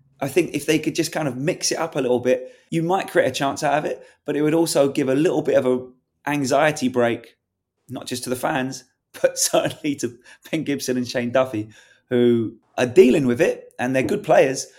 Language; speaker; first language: English; native; English